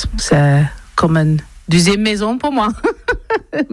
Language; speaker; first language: French; non-native, learner; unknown